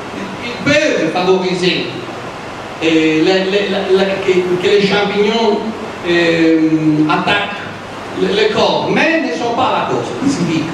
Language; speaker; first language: French; non-native, fluent; Italian